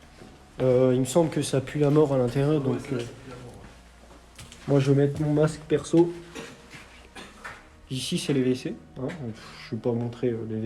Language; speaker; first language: French; native; French